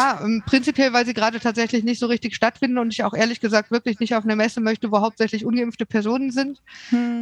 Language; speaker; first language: German; native; German